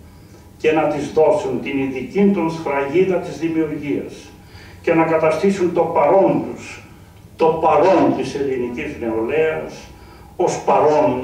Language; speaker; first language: Greek; native; Greek